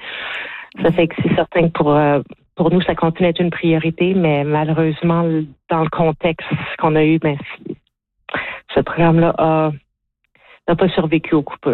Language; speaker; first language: French; native; French